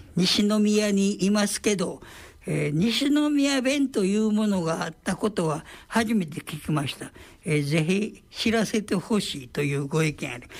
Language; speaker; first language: Japanese; native; Japanese